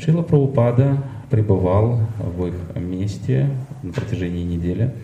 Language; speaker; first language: Russian; native; Russian